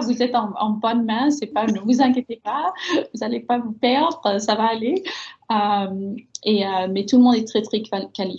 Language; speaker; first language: French; early bilingual, heritage; French